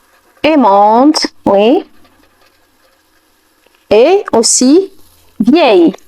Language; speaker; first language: French; non-native, fluent; Arabic